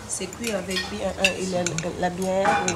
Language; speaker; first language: French; non-native, fluent; English